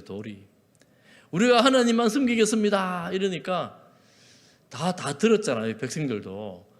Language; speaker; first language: Korean; native; Korean